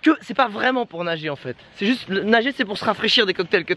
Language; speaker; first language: French; native; French